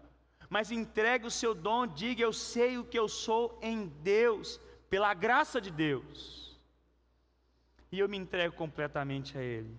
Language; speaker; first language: Portuguese; native; Portuguese